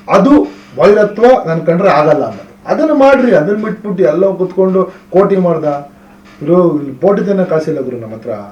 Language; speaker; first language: Kannada; native; Kannada